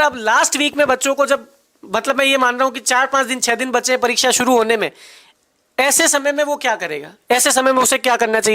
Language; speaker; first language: Hindi; native; Hindi